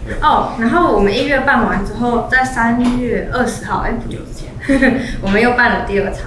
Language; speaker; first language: Chinese; native; Chinese